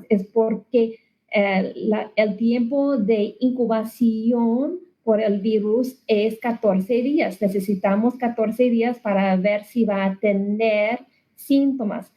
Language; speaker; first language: Spanish; non-native, learner; English